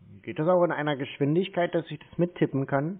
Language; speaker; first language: German; native; German